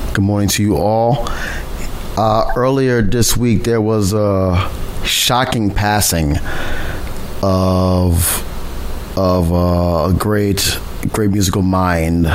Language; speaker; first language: English; native; English